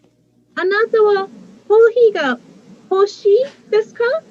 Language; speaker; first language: Japanese; non-native, fluent; English